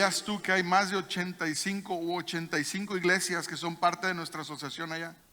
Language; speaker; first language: Spanish; native; Spanish